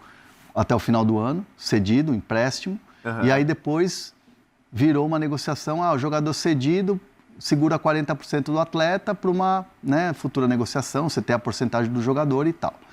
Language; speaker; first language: Portuguese; native; Portuguese